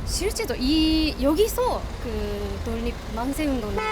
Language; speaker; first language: Korean; non-native, fluent; Japanese